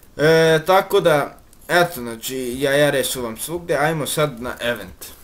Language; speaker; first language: Serbian; early bilingual, heritage; Bosnian